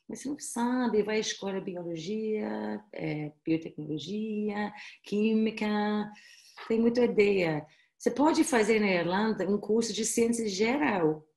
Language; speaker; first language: Portuguese; non-native, fluent; English